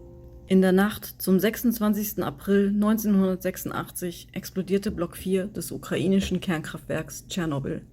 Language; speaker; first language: German; native; German